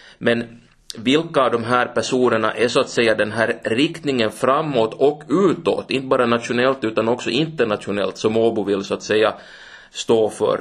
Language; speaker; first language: Swedish; native; Swedish